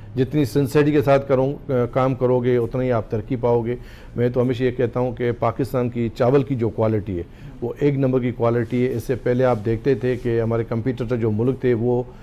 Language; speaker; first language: Urdu; native; Urdu